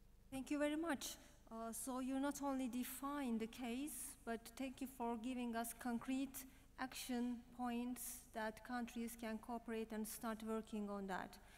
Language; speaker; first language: English; non-native, fluent; Turkish